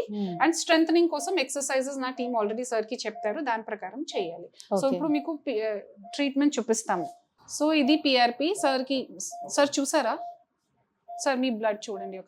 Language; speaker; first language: Telugu; non-native, local second language; Hindi